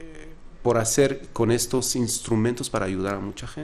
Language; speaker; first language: Spanish; non-native, fluent; Arabic